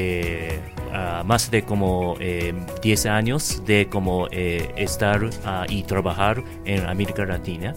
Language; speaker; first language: Spanish; non-native, learner; Japanese